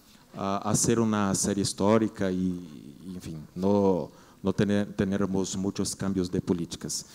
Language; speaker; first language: Spanish; non-native, learner; Portuguese